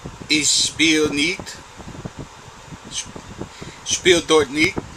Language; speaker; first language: German; non-native, learner; English